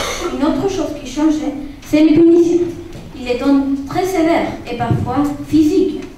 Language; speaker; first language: French; non-native, learner; Spanish